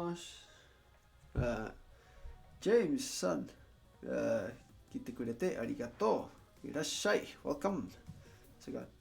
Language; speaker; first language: Japanese; non-native, learner; Spanish